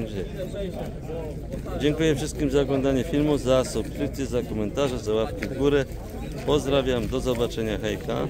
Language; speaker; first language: Polish; native; Polish